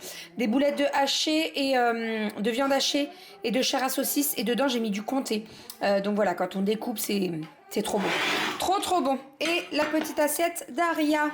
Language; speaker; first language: French; native; French